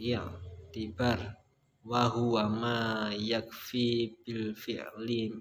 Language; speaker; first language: Arabic; non-native, learner; Indonesian